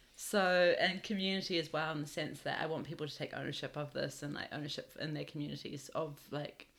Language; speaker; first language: English; native; English